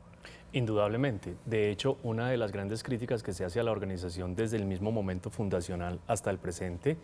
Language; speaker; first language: Spanish; native; Spanish